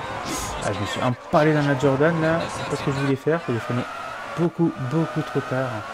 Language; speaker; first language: French; native; French